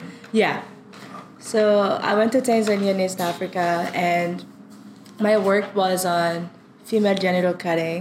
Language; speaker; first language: English; non-native, fluent; French